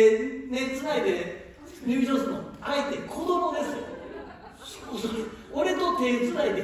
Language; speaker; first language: Japanese; native; Japanese